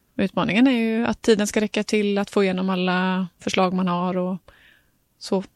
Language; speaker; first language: Swedish; native; Swedish